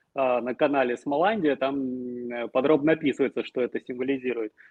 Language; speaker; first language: Russian; native; Russian